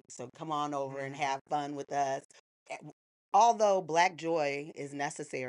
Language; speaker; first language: English; native; English